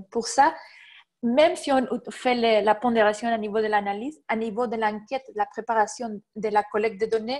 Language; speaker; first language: French; non-native, fluent; Spanish